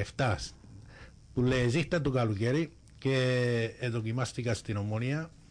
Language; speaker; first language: Greek; early bilingual, heritage; Greek